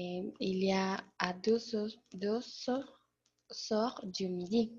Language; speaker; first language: French; non-native, learner; Spanish